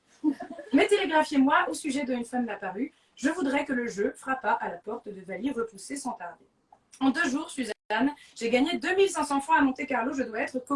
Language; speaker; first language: French; native; French